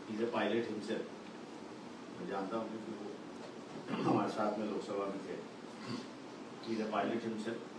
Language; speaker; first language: Hindi; non-native, local second language; Marathi